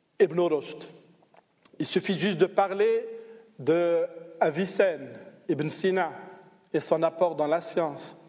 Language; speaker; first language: French; non-native, local second language; Arabic